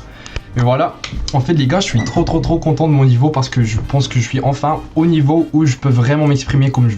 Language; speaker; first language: French; non-native, fluent; English